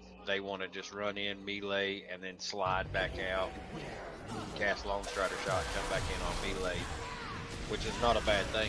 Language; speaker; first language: English; native; English